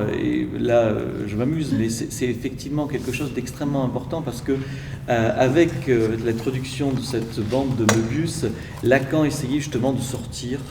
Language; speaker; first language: French; native; French